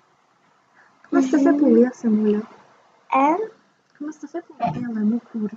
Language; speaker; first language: French; native; French